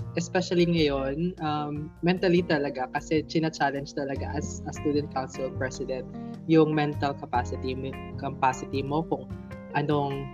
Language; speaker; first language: Filipino; native; Filipino